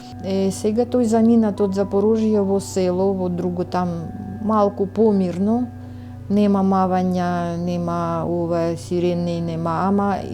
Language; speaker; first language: Macedonian; non-native, learner; Russian